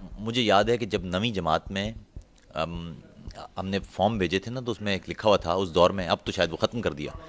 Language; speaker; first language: Urdu; non-native, local second language; Punjabi